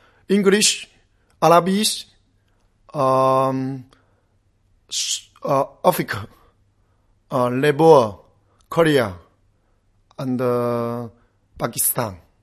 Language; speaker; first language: English; non-native, learner; Chinese